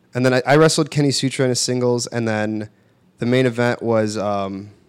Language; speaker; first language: English; native; English